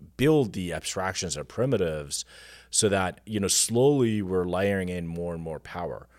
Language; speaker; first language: English; non-native, fluent; Arabic